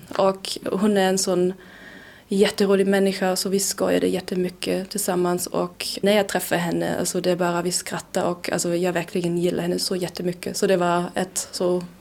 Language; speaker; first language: Swedish; non-native, fluent; German